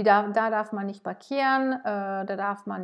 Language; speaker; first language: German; non-native, fluent; French